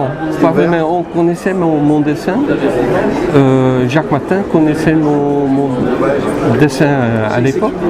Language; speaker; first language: French; non-native, fluent; Dutch